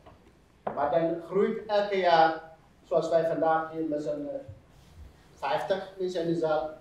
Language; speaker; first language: Dutch; non-native, fluent; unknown